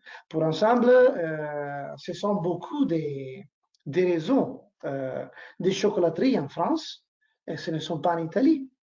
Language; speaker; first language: French; non-native, learner; Italian